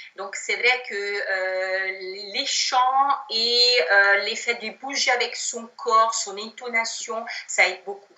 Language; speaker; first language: French; non-native, fluent; Italian